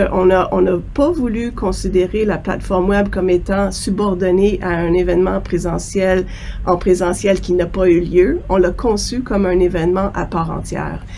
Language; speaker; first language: French; native; French